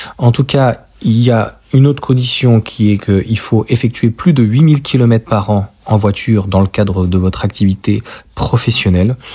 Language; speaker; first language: French; native; French